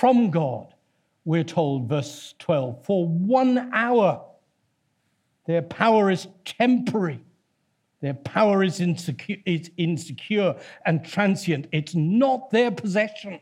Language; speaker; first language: English; native; English